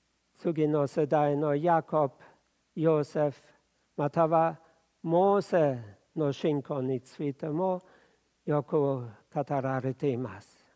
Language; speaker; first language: Japanese; non-native, fluent; German